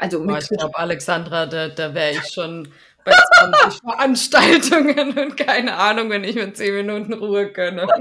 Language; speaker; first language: German; native; German